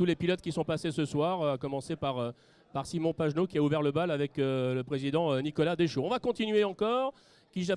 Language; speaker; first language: French; native; French